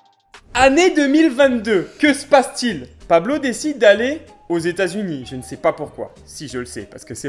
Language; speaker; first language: French; native; French